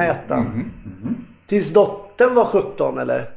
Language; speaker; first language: Swedish; native; Swedish